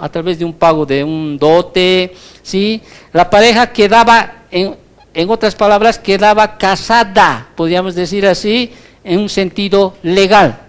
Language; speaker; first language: Spanish; native; Spanish